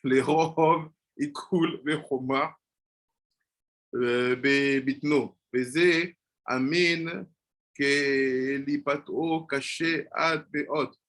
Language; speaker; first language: Hebrew; non-native, fluent; French